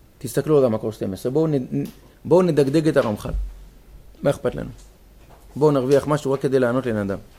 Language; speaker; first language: Hebrew; native; Hebrew